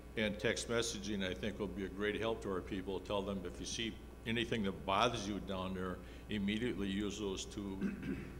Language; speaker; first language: English; native; English